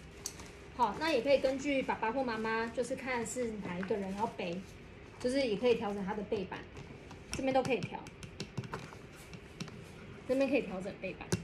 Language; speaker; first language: Chinese; native; Chinese